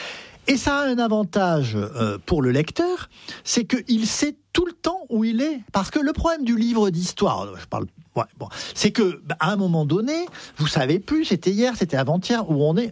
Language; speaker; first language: French; native; French